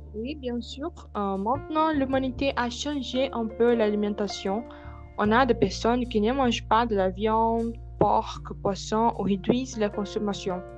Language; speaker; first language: French; non-native, learner; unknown